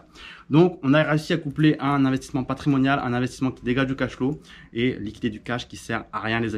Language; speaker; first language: French; native; French